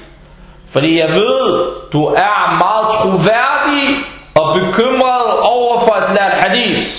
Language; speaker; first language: Danish; non-native, fluent; Arabic